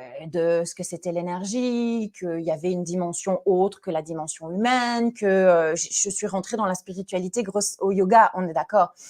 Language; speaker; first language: French; native; French